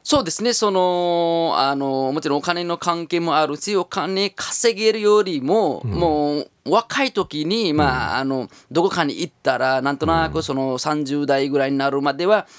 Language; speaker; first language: Japanese; non-native, fluent; Nepali